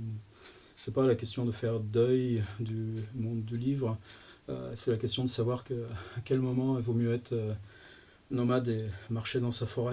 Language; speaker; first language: French; native; French